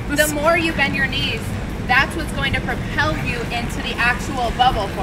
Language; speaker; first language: English; native; English